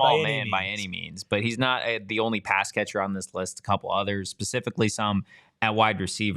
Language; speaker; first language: English; native; English